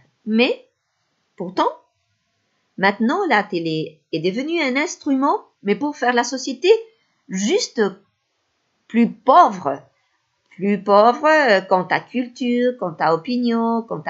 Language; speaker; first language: French; non-native, fluent; Spanish